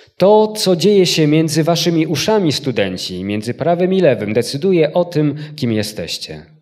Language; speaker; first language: Polish; native; Polish